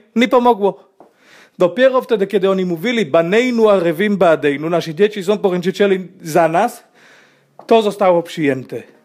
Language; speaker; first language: Polish; non-native, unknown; Hebrew